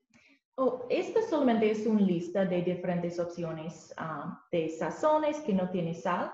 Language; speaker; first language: Spanish; non-native, learner; English